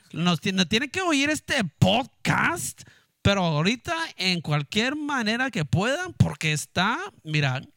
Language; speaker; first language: Spanish; early bilingual, heritage; Spanish